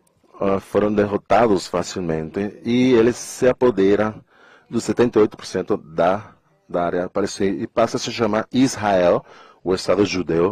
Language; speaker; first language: Portuguese; non-native, fluent; Spanish